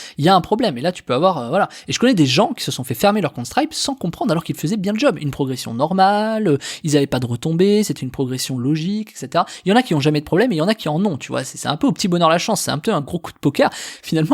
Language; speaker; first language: French; native; French